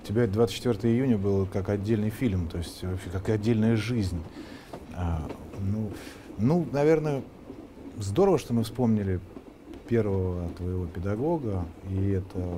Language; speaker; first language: Russian; native; Russian